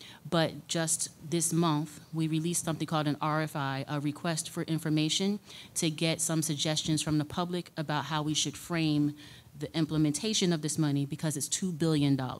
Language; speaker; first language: English; native; English